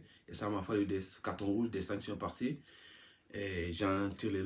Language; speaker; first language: French; non-native, local second language; Wolof